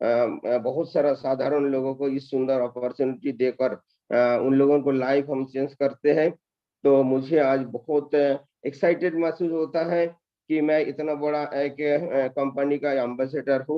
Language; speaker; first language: Hindi; non-native, local second language; Bangla